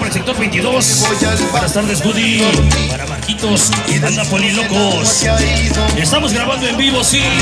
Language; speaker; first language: Spanish; native; Spanish